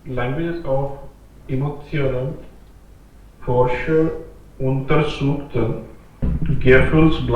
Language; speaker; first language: German; non-native, learner; Hindi